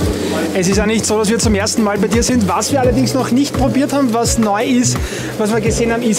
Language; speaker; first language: German; native; German